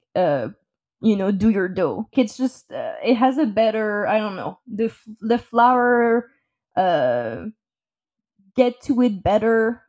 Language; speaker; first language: English; non-native, fluent; French